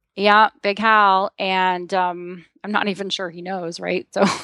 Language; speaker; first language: English; native; English